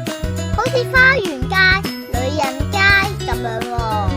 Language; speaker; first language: Chinese; native; Chinese